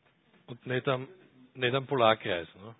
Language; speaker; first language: German; native; German